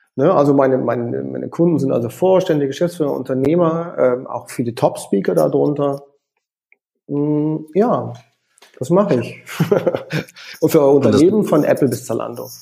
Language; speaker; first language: German; native; German